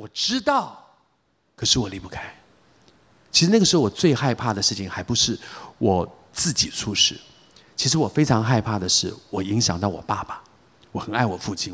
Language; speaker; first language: Chinese; native; Chinese